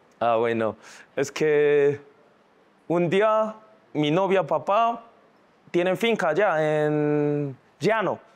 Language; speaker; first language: Spanish; non-native, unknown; Korean